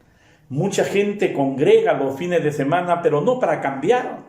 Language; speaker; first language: Spanish; native; Spanish